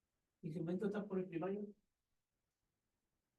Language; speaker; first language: Spanish; native; Spanish